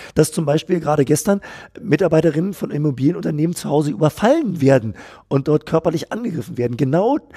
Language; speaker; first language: German; native; German